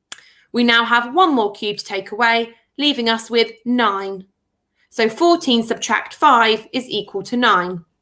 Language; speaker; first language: English; native; English